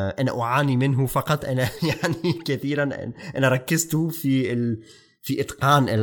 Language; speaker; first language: Arabic; non-native, fluent; German